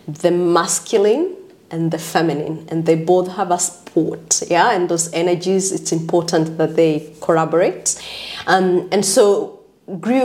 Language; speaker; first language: English; non-native, local second language; Kikuyu